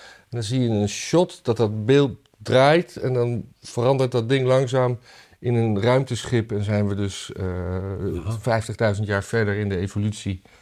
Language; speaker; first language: Dutch; native; Dutch